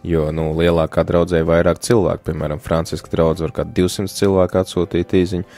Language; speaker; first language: Latvian; native; Latvian